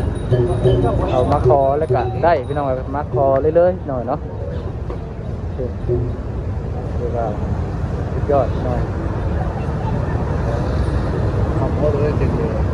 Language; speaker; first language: Thai; non-native, local second language; Lao